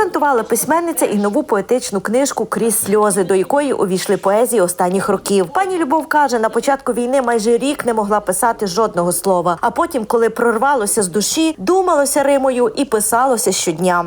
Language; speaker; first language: Ukrainian; native; Ukrainian